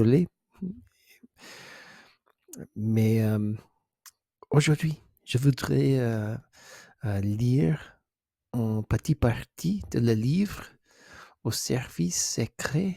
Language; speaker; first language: French; non-native, learner; English